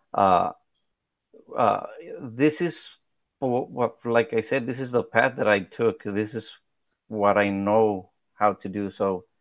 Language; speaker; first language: English; early bilingual, other home language; Spanish